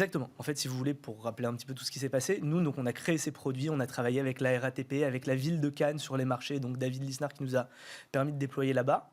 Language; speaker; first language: French; native; French